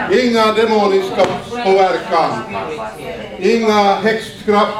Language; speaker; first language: Swedish; non-native, fluent; Finnish